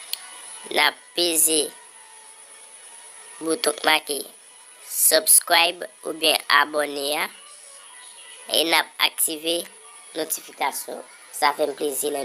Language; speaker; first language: French; non-native, learner; Haitian Creole